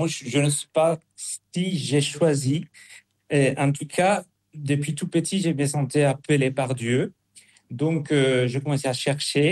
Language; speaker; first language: French; non-native, fluent; Spanish